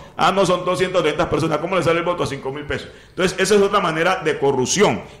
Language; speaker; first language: Spanish; native; Spanish